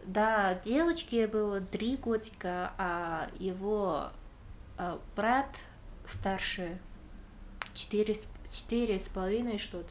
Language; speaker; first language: Russian; non-native, fluent; Chinese